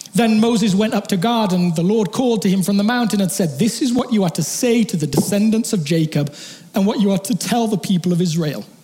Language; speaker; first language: English; native; English